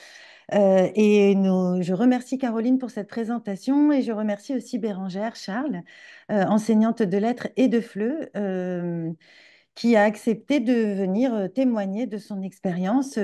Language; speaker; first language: French; native; French